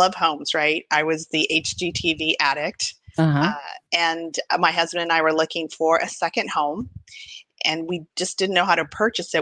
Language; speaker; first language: English; native; English